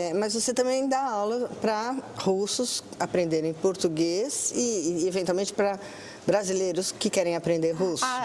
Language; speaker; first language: Portuguese; native; Portuguese